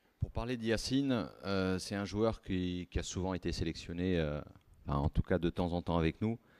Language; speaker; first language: French; native; French